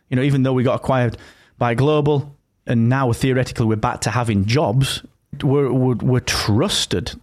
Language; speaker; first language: English; native; English